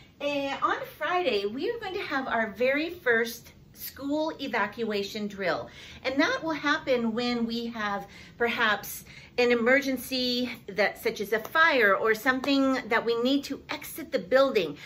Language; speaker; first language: English; native; English